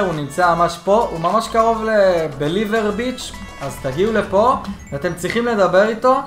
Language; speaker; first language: Hebrew; native; Hebrew